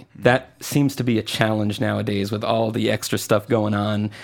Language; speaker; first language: English; non-native, fluent; Spanish